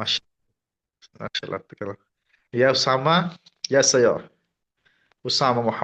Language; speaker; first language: Arabic; non-native, learner; Urdu